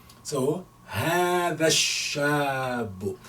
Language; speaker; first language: Arabic; non-native, fluent; English